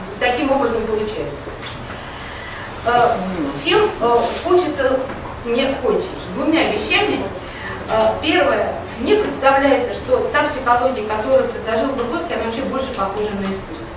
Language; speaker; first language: Russian; native; Russian